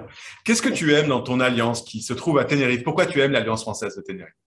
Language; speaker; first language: French; native; French